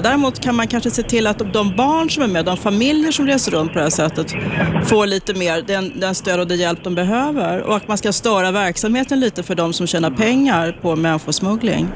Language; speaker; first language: Swedish; native; Swedish